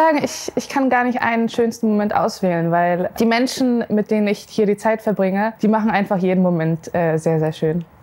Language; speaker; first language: German; native; German